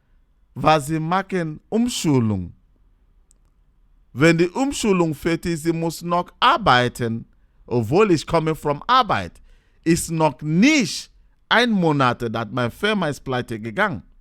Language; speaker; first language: German; non-native, learner; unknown